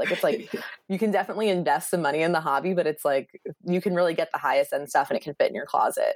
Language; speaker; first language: English; native; English